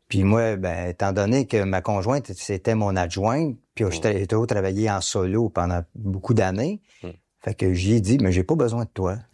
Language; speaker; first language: French; native; French